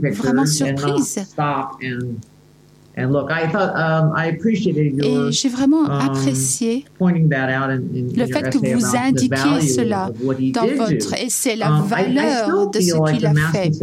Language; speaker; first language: French; non-native, learner; English